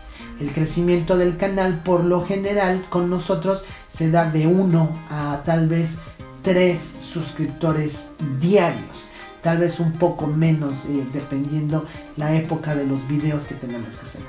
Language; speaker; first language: Spanish; native; Spanish